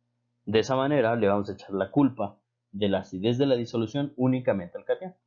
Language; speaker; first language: Spanish; native; Spanish